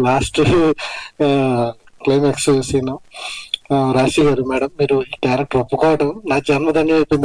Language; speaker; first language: Telugu; native; Telugu